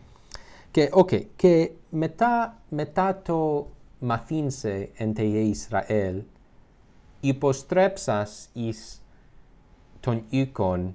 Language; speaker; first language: Greek; non-native, learner; English